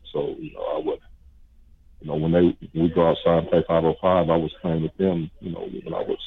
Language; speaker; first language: English; native; English